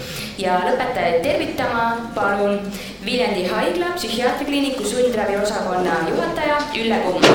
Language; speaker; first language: Estonian; native; Estonian